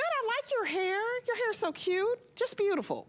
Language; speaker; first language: English; native; English